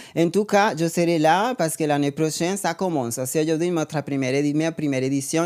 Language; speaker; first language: French; non-native, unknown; Spanish